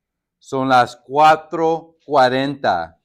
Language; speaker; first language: Spanish; non-native, fluent; English